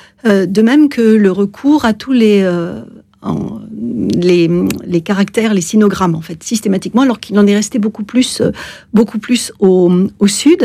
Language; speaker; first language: French; native; French